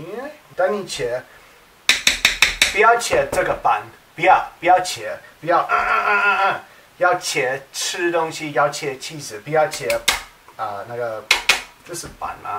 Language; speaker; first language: Chinese; non-native, learner; English